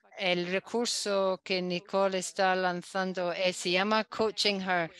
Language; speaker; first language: Spanish; non-native, learner; Dutch